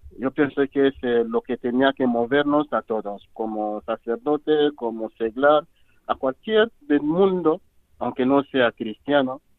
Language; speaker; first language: Spanish; non-native, fluent; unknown